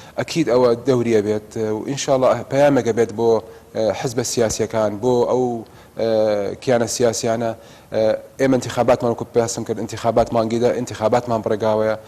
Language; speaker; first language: Central Kurdish; non-native, local second language; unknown